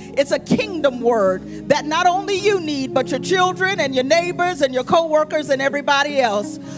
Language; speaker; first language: English; native; English